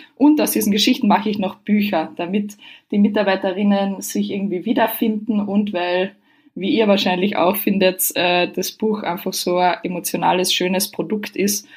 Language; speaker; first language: German; native; German